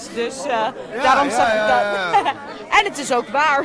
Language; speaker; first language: Dutch; non-native, fluent; English